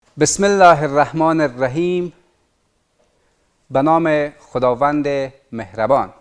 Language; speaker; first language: Persian; native; Persian